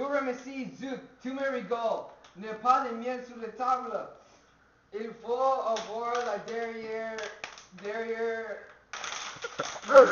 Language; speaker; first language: French; non-native, learner; English